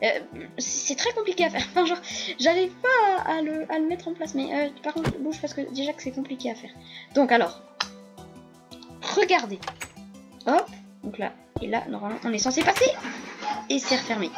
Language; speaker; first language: French; native; French